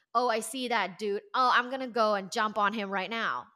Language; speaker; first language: English; non-native, fluent; Thai